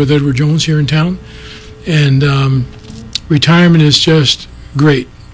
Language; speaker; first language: English; non-native, local second language; Greek